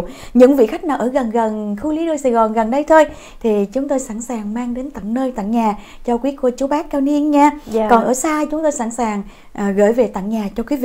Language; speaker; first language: Vietnamese; native; Vietnamese